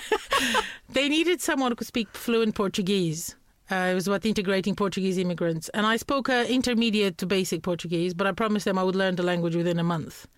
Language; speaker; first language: English; non-native, fluent; Romanian